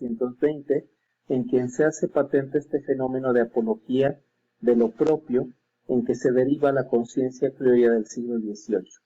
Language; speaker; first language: Spanish; native; Spanish